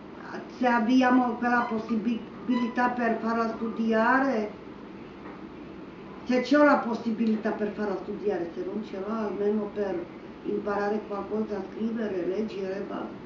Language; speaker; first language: Italian; non-native, fluent; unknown